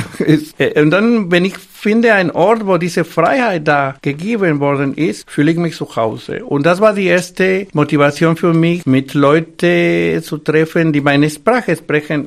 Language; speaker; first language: German; non-native, fluent; Spanish